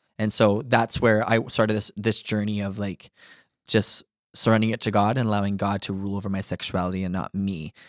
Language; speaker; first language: English; native; English